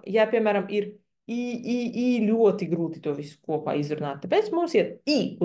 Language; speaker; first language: Latvian; non-native, fluent; Chinese